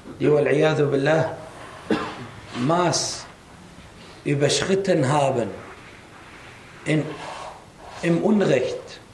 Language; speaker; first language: German; non-native, fluent; Arabic